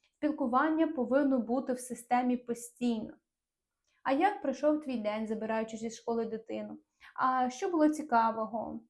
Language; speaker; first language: Ukrainian; non-native, local second language; Russian